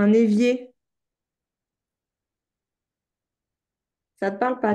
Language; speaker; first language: French; native; French